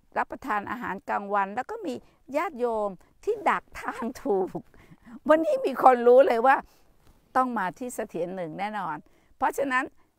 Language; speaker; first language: Thai; native; Thai